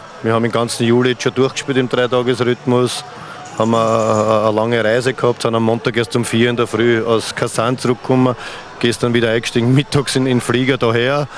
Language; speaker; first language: German; native; German